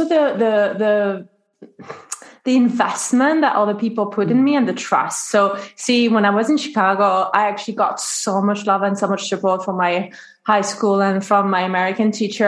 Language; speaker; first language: English; non-native, fluent; French